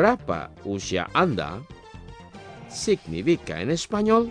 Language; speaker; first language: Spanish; non-native, fluent; Indonesian